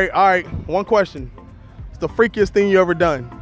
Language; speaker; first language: English; native; English